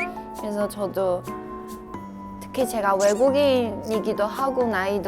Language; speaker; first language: Korean; non-native, fluent; Chinese